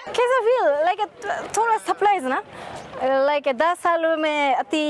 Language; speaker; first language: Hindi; non-native, learner; Japanese